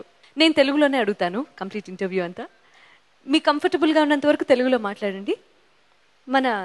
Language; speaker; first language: Telugu; native; Telugu